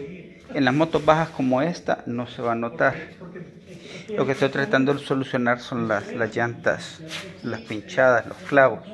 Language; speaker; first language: Spanish; native; Spanish